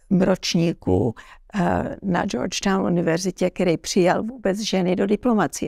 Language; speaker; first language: Czech; early bilingual, heritage; Czech